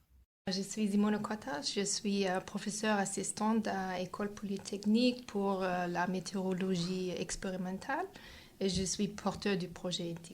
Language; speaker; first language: French; non-native, fluent; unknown